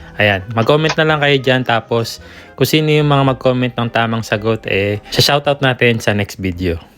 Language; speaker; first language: Filipino; native; Filipino